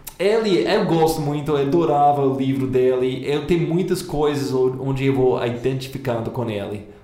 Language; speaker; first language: Portuguese; non-native, fluent; English